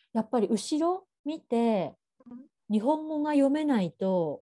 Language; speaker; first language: Japanese; native; Japanese